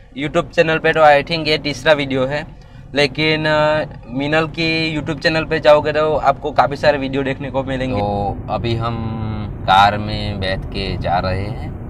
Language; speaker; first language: Hindi; non-native, local second language; Gujarati